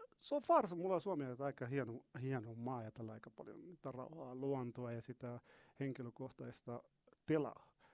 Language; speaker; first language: Finnish; non-native, learner; Arabic